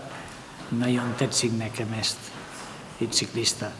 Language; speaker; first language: Hungarian; non-native, learner; Spanish